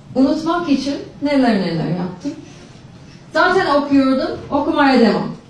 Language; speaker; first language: Turkish; non-native, fluent; English